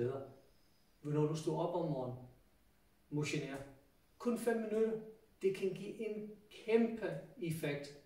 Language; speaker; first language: Danish; non-native, fluent; English